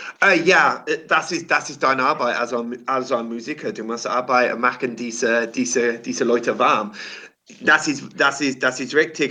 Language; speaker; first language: German; non-native, learner; English